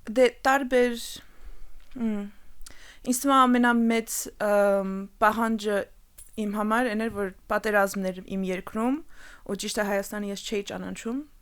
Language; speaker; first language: Armenian; early bilingual, heritage; Armenian